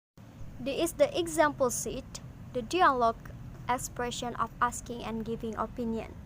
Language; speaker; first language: English; non-native, learner; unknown